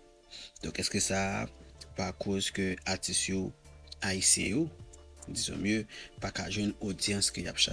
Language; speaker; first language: Haitian Creole; native; Haitian Creole